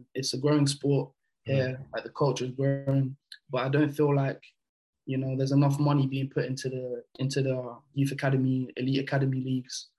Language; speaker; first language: English; early bilingual, other home language; French